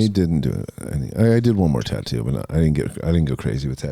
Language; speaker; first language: English; native; English